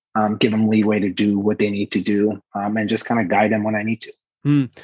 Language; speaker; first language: English; early bilingual, other home language; Persian